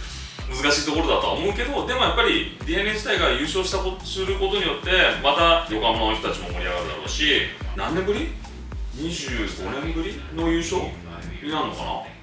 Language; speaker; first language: Japanese; native; Japanese